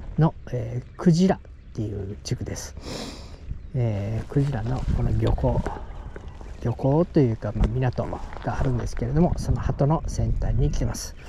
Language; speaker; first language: Japanese; native; Japanese